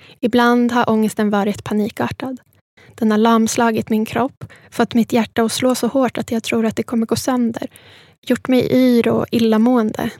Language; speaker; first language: Swedish; early bilingual, other home language; Spanish